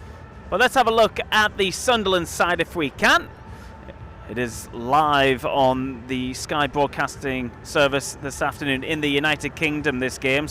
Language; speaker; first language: English; native; English